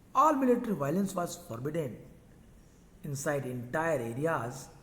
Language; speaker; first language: English; non-native, local second language; Hindi